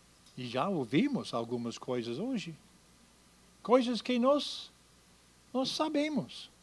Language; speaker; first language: Portuguese; non-native, fluent; English